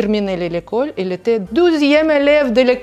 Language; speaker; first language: French; non-native, learner; Russian